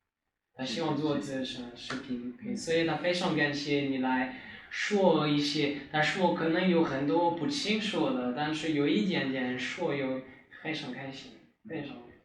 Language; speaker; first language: Chinese; non-native, learner; French